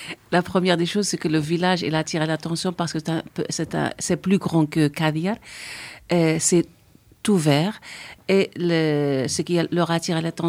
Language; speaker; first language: French; non-native, fluent; Spanish